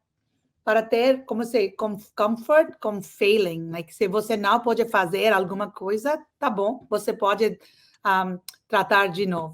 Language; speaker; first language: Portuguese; non-native, learner; English